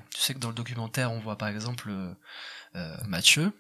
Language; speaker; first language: French; native; French